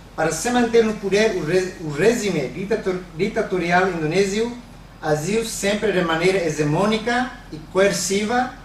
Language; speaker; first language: Portuguese; non-native, fluent; Tetum